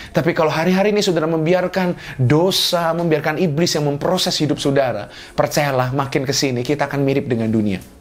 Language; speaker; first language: Indonesian; native; Indonesian